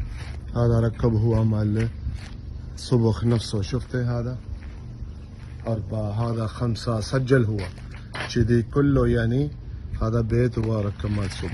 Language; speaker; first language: Arabic; non-native, learner; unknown